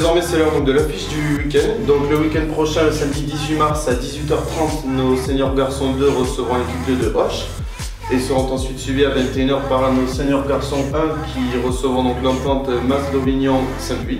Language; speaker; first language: French; native; French